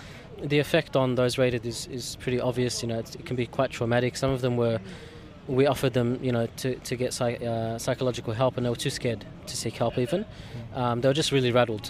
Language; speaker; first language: English; native; English